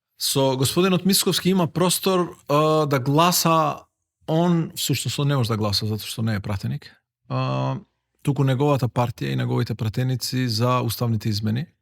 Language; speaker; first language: Macedonian; non-native, local second language; Albanian